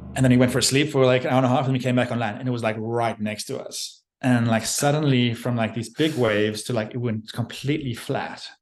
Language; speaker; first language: English; native; English